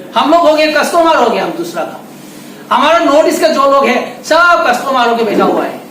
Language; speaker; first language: Hindi; non-native, local second language; Bangla